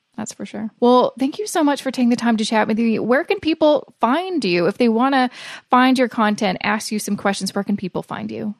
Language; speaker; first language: English; native; English